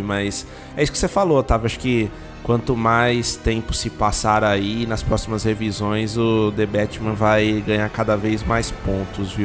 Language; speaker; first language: Portuguese; native; Portuguese